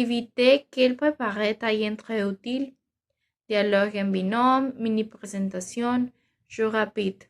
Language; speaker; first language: French; non-native, learner; Spanish